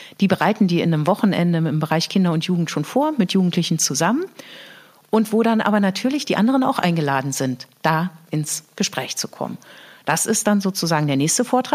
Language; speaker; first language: German; native; German